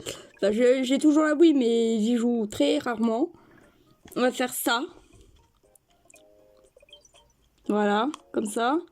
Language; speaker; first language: French; native; French